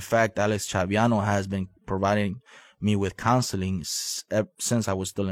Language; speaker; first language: English; native; English